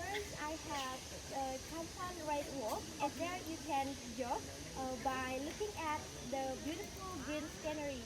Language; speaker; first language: English; non-native, learner; Indonesian